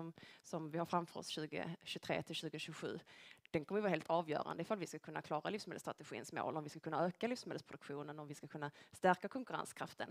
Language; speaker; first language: Swedish; native; Swedish